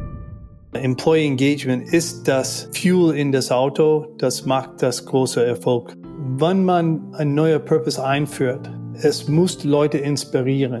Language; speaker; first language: German; non-native, learner; English